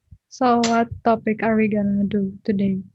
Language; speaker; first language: English; non-native, fluent; Indonesian